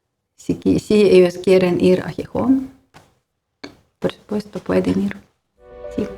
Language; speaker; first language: Spanish; non-native, learner; Ukrainian